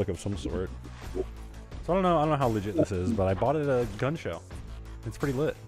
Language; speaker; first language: English; native; English